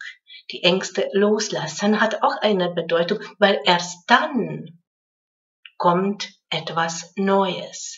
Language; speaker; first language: German; non-native, fluent; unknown